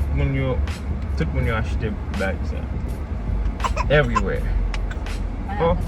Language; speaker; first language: Haitian Creole; early bilingual, heritage; Haitian Creole